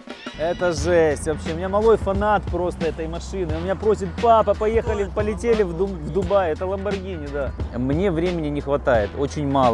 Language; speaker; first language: Russian; native; Russian